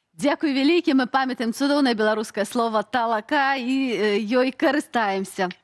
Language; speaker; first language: Belarusian; native; Belarusian